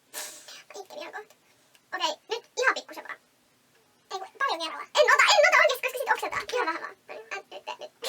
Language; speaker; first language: Finnish; native; Finnish